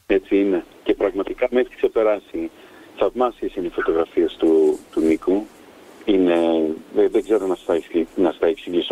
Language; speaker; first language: Greek; native; Greek